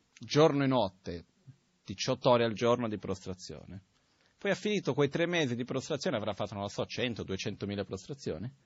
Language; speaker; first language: Italian; non-native, fluent; Portuguese